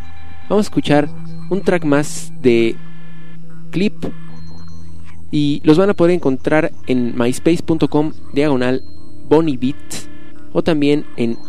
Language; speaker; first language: Spanish; native; Spanish